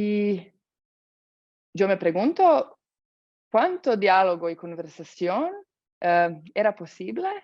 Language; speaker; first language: Spanish; non-native, fluent; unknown